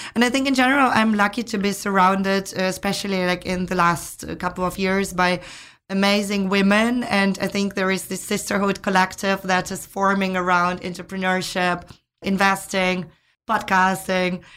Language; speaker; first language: English; non-native, fluent; Ukrainian